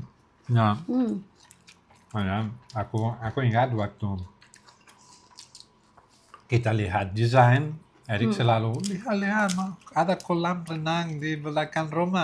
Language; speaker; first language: Indonesian; non-native, learner; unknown